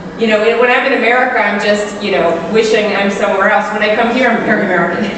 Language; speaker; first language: English; native; English